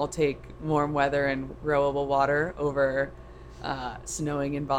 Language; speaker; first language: English; native; English